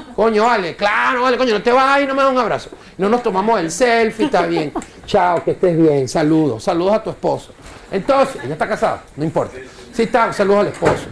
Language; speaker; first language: Spanish; native; Spanish